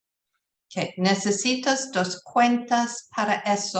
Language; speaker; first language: Spanish; non-native, learner; English